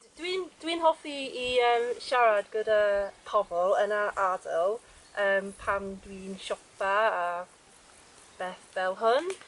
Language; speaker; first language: Welsh; non-native, learner; English